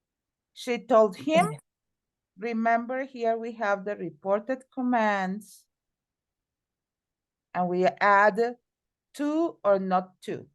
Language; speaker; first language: English; non-native, fluent; Spanish